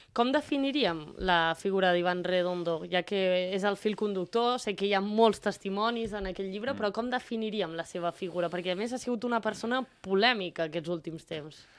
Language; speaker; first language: Catalan; native; Catalan